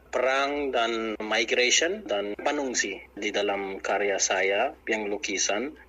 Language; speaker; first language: Indonesian; non-native, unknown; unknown